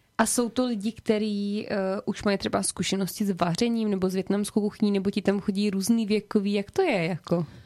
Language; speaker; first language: Czech; native; Czech